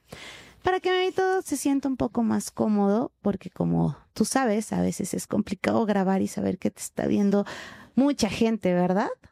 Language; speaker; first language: Spanish; native; Spanish